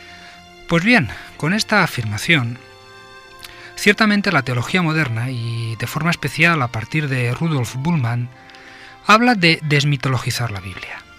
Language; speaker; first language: Spanish; native; Spanish